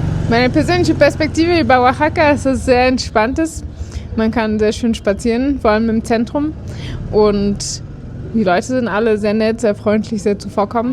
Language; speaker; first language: German; non-native, fluent; Spanish